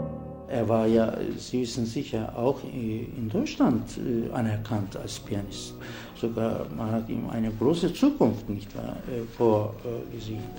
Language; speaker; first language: German; non-native, fluent; Turkish